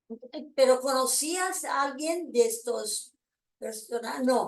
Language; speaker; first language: Spanish; non-native, fluent; Portuguese